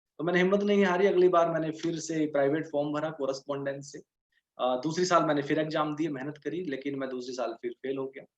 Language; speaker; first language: Hindi; native; Hindi